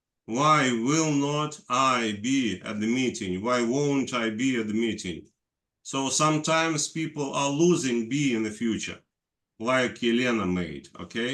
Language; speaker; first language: English; non-native, fluent; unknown